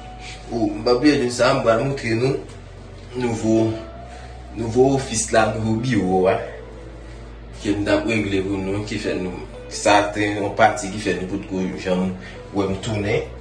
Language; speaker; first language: French; non-native, learner; Haitian Creole